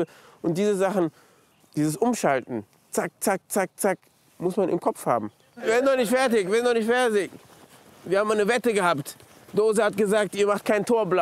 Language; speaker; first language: German; native; German